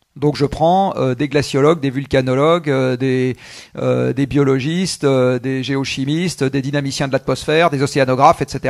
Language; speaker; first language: French; native; French